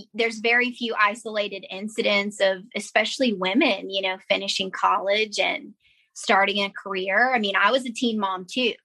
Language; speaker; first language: English; native; English